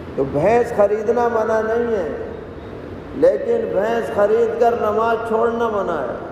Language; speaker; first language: Urdu; native; Urdu